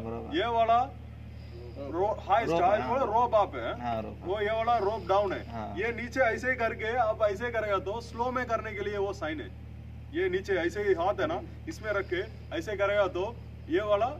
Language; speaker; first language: Hindi; non-native, local second language; Tamil